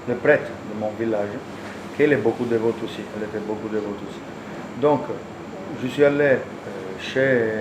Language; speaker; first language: French; non-native, learner; Italian